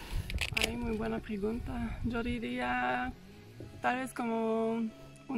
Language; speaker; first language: Spanish; non-native, fluent; French